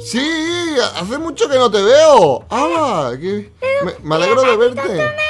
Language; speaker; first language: Spanish; native; Spanish